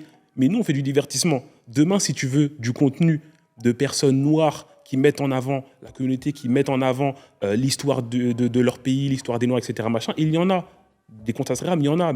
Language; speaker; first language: French; native; French